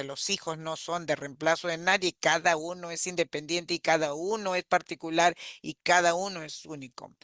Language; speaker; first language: Spanish; native; Spanish